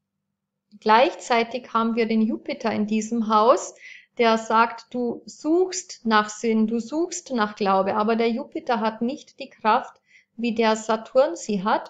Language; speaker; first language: German; native; German